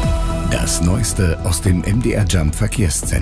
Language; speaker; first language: German; native; German